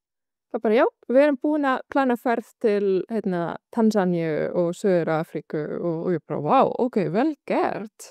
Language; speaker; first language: Icelandic; non-native, fluent; Arabic